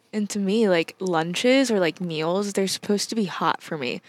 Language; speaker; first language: English; early bilingual, other home language; Chinese